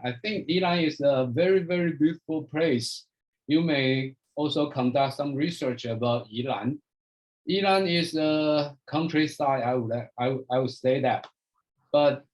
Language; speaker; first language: English; non-native, fluent; Chinese